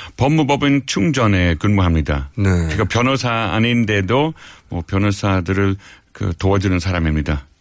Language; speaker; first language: Korean; non-native, fluent; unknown